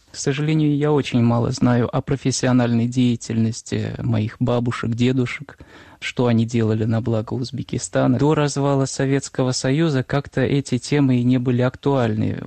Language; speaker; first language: Russian; native; Russian